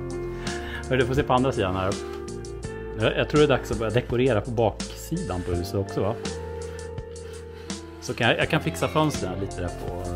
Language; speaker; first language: Swedish; native; Swedish